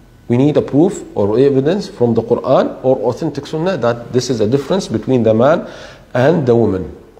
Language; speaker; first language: English; non-native, fluent; Arabic